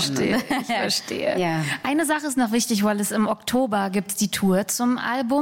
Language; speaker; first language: German; native; German